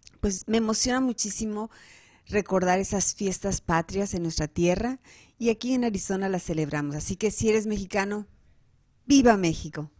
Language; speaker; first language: Spanish; native; Spanish